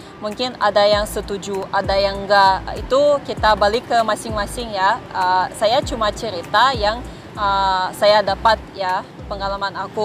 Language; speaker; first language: Indonesian; non-native, fluent; Russian